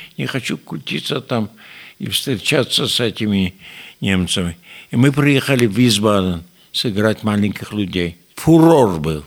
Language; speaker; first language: Russian; non-native, fluent; Yiddish